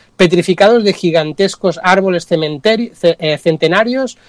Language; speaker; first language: Spanish; non-native, local second language; Catalan